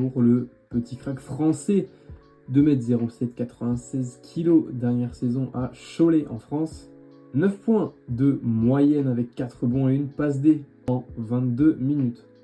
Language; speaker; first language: French; native; French